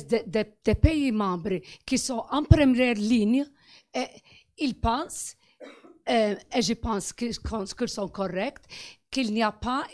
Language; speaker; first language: French; non-native, fluent; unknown